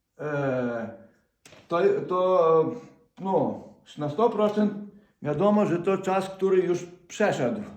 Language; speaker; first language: Polish; non-native, fluent; Ukrainian